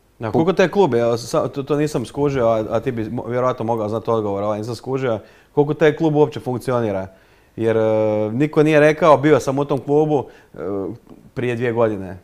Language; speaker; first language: Croatian; native; Croatian